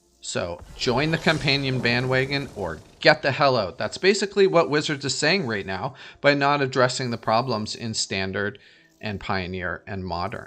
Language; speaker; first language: English; native; English